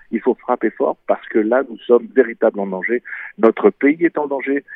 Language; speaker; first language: French; native; French